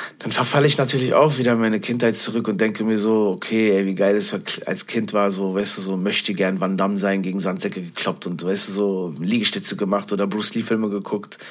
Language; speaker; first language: German; native; German